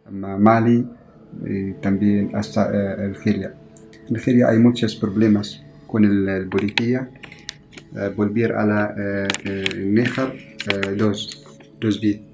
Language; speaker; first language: Spanish; non-native, learner; Arabic